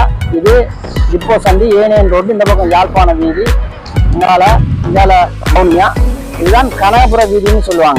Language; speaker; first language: Tamil; native; Tamil